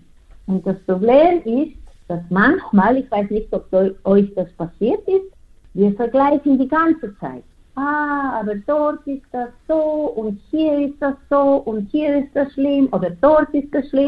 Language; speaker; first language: German; non-native, fluent; Spanish